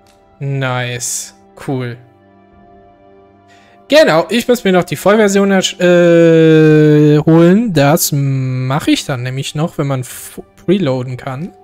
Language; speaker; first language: German; native; German